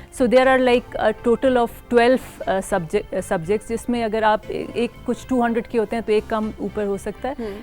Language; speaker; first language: Urdu; non-native, local second language; Khowar